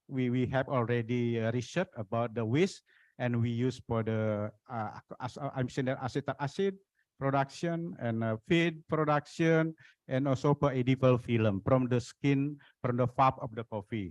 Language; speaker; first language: English; non-native, learner; Indonesian